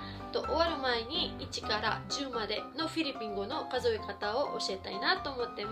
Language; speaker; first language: Japanese; non-native, fluent; Filipino